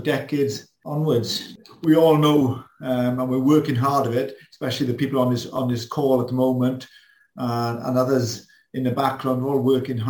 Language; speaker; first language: English; non-native, local second language; Welsh